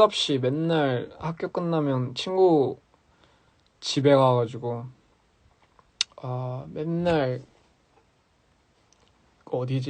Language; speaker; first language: Korean; early bilingual, heritage; English